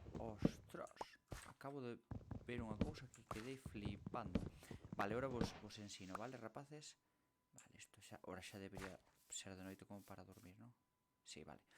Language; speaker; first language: Galician; non-native, local second language; Spanish